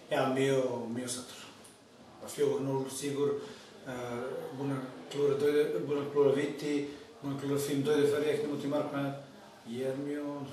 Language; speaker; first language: Icelandic; non-native, learner; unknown